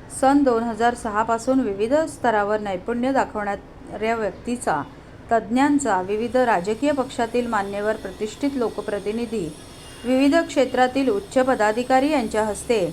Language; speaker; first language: Marathi; native; Marathi